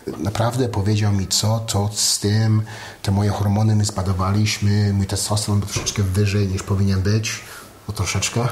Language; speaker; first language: Polish; early bilingual, heritage; Polish